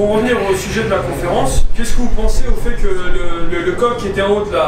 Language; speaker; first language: French; native; French